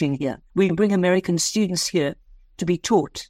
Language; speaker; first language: English; native; English